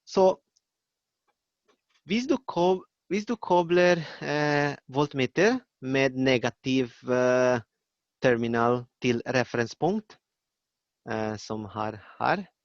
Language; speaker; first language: Norwegian; non-native, learner; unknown